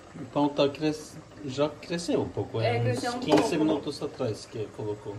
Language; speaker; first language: Portuguese; non-native, fluent; Norwegian